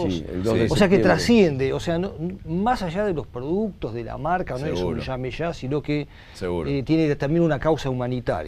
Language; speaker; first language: Spanish; native; Spanish